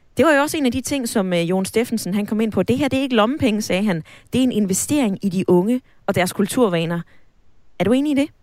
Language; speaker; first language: Danish; native; Danish